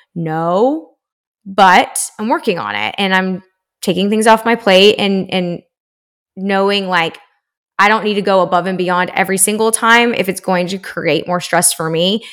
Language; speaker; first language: English; native; English